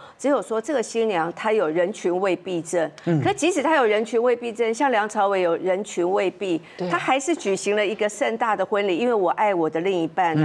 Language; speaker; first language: Chinese; native; Chinese